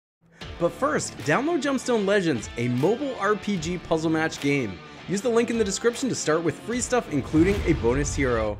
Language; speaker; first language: English; native; English